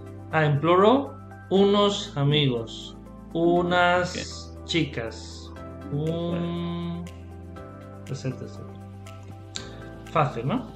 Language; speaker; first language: Spanish; non-native, fluent; English